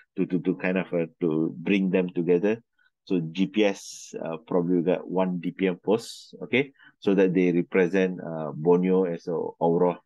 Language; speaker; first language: English; non-native, local second language; Malay